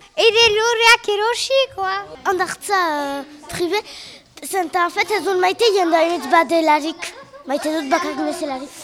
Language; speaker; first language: Basque; non-native, local second language; French